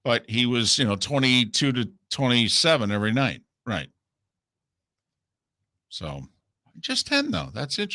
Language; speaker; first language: English; native; English